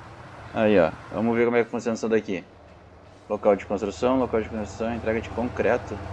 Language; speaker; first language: Portuguese; native; Portuguese